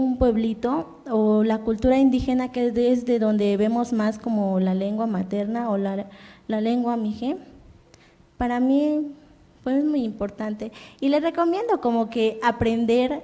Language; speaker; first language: Spanish; non-native, local second language; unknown